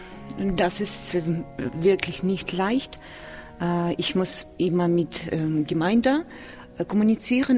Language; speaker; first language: German; non-native, learner; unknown